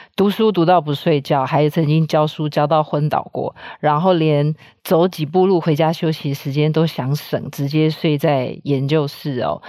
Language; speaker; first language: Chinese; native; Chinese